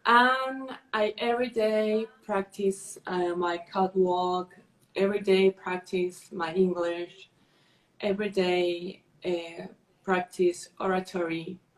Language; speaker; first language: English; non-native, learner; Spanish